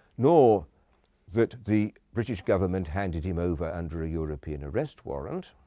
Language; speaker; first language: English; native; English